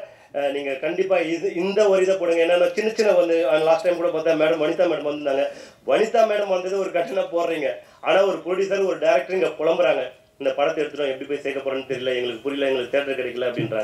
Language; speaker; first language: Tamil; native; Tamil